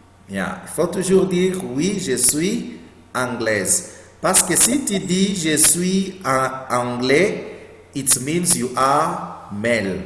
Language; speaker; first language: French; non-native, fluent; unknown